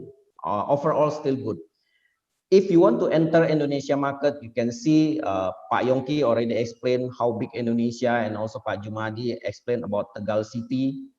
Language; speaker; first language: English; non-native, fluent; Indonesian